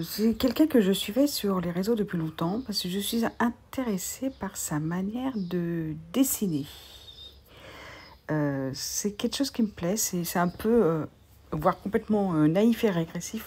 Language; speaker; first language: French; native; French